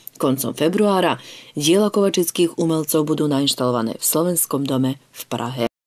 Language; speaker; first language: Slovak; early bilingual, heritage; Slovak